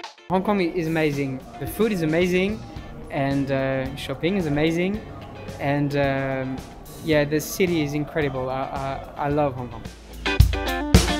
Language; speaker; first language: English; non-native, fluent; French